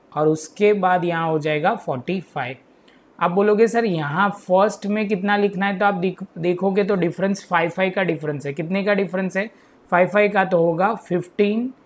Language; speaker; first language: Hindi; non-native, local second language; Gujarati